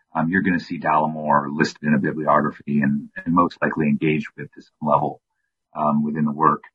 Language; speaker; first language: English; native; English